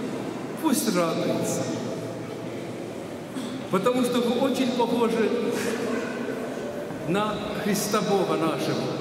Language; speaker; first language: Russian; non-native, local second language; Ukrainian